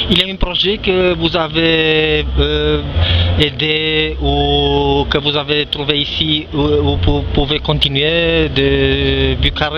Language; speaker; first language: French; non-native, local second language; Romanian